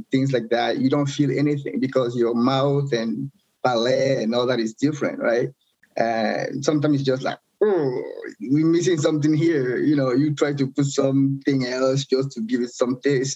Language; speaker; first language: English; non-native, local second language; French